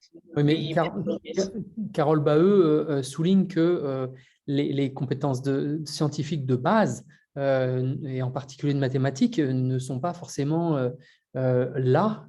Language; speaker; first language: French; native; French